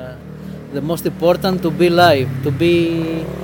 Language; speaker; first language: English; non-native, learner; Greek